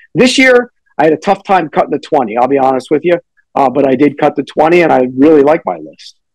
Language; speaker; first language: English; native; English